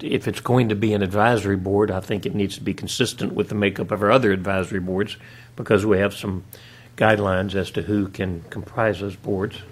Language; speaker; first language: English; native; English